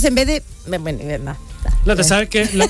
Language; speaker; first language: Spanish; native; Spanish